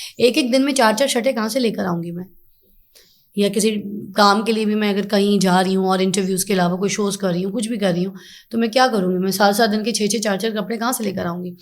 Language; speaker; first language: Urdu; native; Urdu